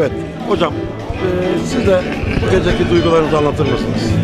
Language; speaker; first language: Turkish; native; Turkish